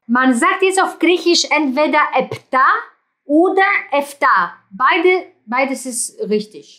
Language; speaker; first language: German; non-native, fluent; Greek